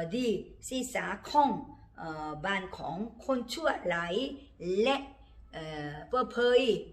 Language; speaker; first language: Thai; non-native, learner; Korean